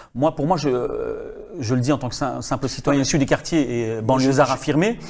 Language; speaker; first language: French; native; French